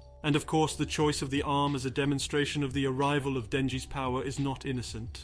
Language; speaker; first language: English; non-native, fluent; French